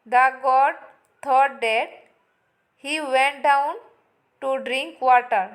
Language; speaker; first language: English; non-native, local second language; Assamese